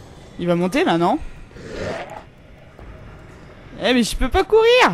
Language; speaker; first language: French; native; French